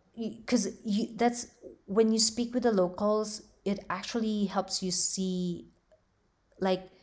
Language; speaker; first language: English; non-native, local second language; Filipino